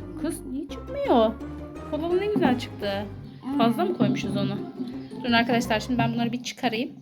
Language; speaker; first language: Turkish; native; Turkish